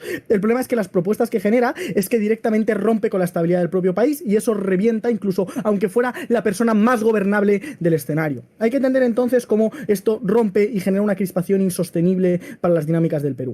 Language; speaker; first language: Spanish; native; Spanish